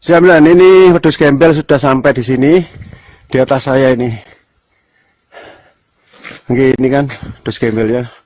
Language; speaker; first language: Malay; non-native, local second language; Javanese